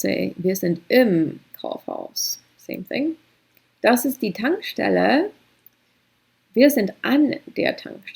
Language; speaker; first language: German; non-native, fluent; English